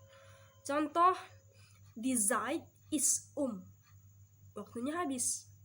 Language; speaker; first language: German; non-native, learner; Indonesian